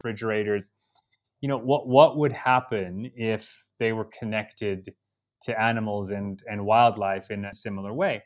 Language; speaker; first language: English; native; English